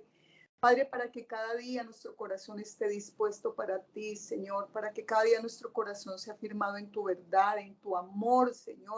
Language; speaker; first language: Spanish; native; Spanish